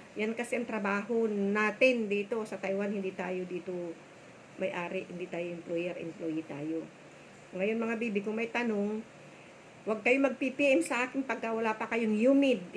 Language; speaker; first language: Filipino; non-native, local second language; Bikol